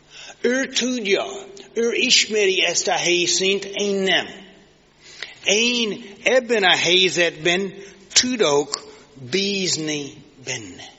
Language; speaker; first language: Hungarian; non-native, fluent; English